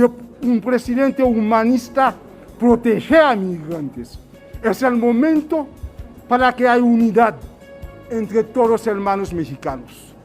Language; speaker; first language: Spanish; non-native, fluent; Haitian Creole